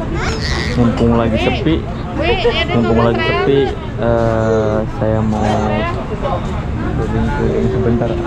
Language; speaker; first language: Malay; non-native, local second language; Sundanese